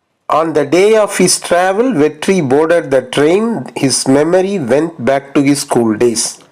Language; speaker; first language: English; non-native, local second language; Tamil